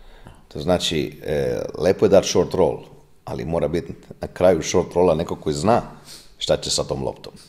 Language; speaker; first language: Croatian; non-native, fluent; Italian